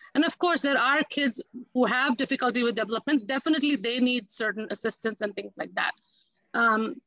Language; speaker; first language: English; non-native, local second language; Tamil